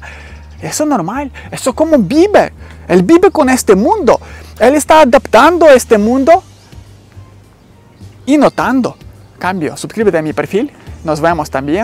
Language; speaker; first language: Spanish; non-native, learner; Ukrainian